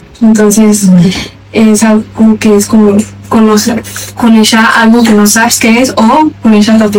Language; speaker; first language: Catalan; non-native, local second language; Spanish